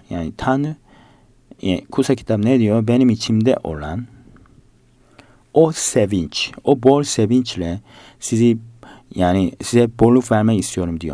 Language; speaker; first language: Turkish; non-native, learner; Korean